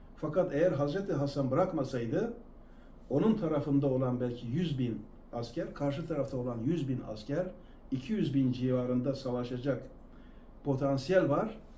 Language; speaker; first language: Turkish; non-native, local second language; Kurdish